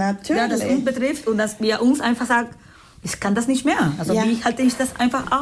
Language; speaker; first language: German; non-native, fluent; Spanish